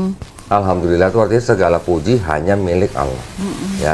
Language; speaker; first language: Indonesian; native; Indonesian